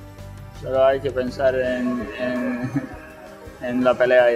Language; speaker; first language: Spanish; non-native, fluent; Ukrainian